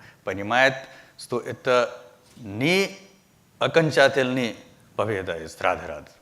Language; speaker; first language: Russian; non-native, learner; Hindi